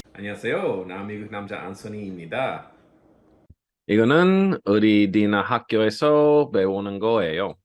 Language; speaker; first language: Korean; non-native, learner; English